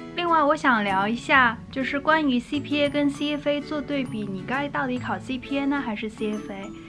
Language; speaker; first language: Chinese; native; Chinese